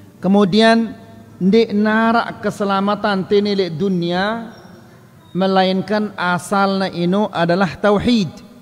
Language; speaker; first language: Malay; non-native, local second language; Sasak